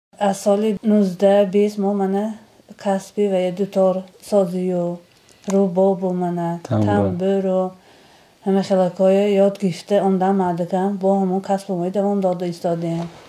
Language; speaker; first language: Tajik; native; Tajik